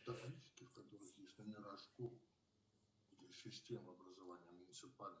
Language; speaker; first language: Russian; native; Russian